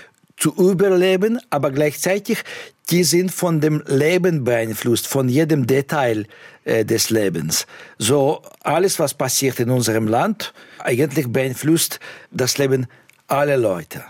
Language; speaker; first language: German; non-native, fluent; Russian